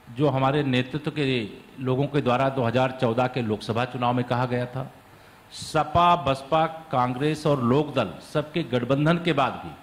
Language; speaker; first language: Hindi; native; Hindi